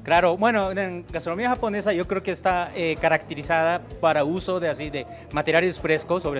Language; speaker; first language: Spanish; non-native, fluent; Japanese